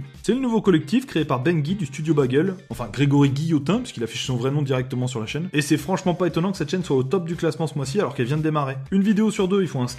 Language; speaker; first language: French; native; French